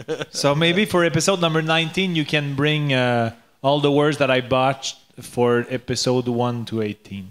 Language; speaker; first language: English; non-native, learner; French